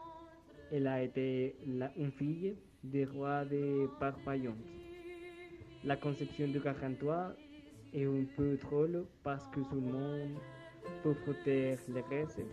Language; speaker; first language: French; non-native, learner; Spanish